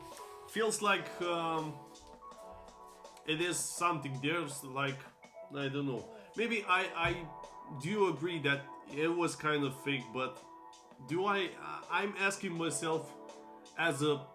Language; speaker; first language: English; non-native, fluent; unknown